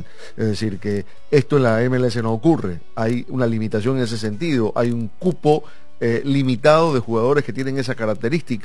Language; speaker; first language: Spanish; native; Spanish